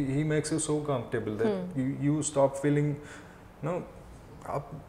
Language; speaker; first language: Hindi; non-native, local second language; Assamese